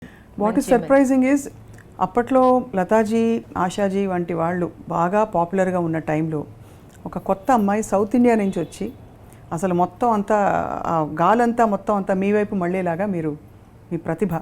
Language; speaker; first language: Telugu; native; Telugu